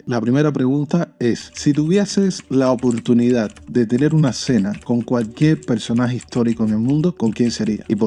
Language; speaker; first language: Spanish; native; Spanish